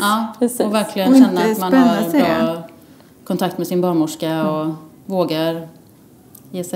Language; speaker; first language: Swedish; native; Swedish